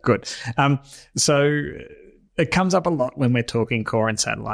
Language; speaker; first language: English; native; English